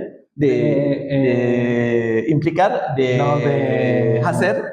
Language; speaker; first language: Spanish; non-native, learner; Indonesian